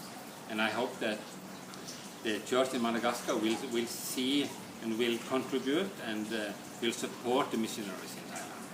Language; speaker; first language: English; non-native, fluent; Norwegian